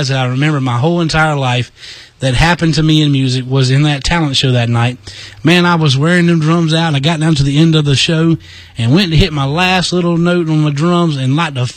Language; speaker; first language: English; native; English